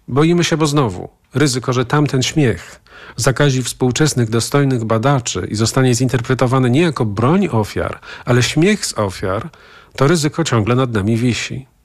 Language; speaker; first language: Polish; native; Polish